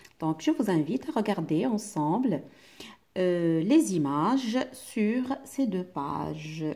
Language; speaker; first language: French; non-native, local second language; Arabic